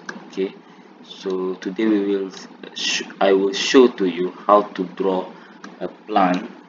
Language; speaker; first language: English; non-native, local second language; Malay